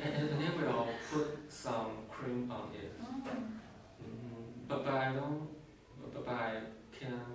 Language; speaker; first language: English; non-native, learner; Chinese